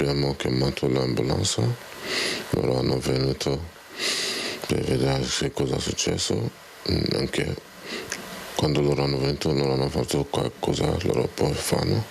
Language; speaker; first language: Italian; non-native, learner; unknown